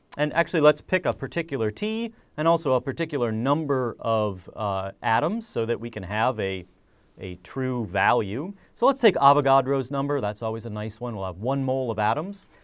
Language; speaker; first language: English; native; English